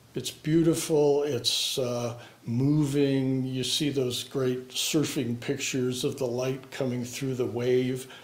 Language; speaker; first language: English; native; English